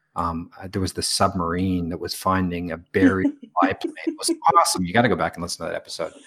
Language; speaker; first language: English; native; English